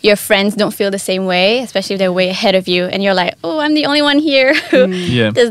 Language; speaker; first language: English; non-native, local second language; Malay